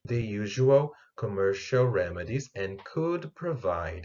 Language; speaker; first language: English; non-native, fluent; Portuguese